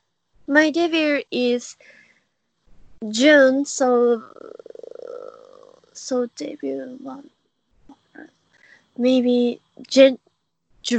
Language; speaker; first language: English; non-native, learner; Japanese